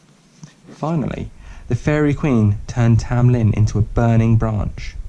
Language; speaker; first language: English; native; English